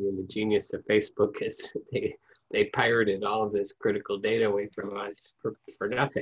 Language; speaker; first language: English; native; English